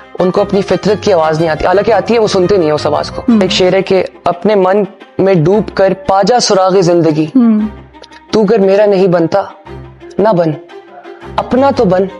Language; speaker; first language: Urdu; early bilingual, heritage; Urdu